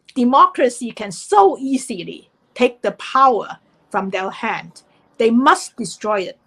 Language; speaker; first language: English; non-native, fluent; Chinese